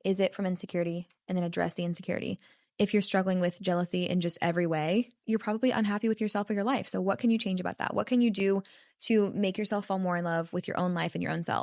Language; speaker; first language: English; native; English